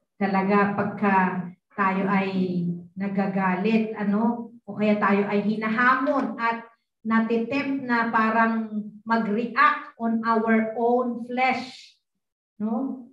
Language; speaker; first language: Filipino; non-native, local second language; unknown